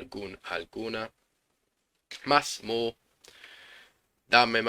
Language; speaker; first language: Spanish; non-native, learner; English